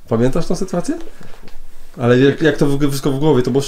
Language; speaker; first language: Polish; native; Polish